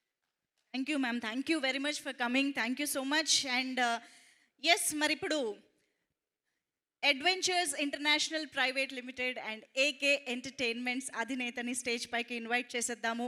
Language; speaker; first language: Telugu; native; Telugu